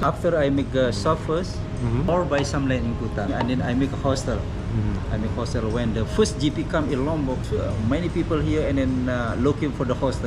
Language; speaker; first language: English; non-native, learner; Indonesian